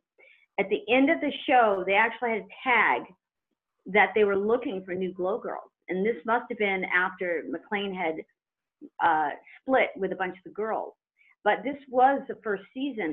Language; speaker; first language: English; native; English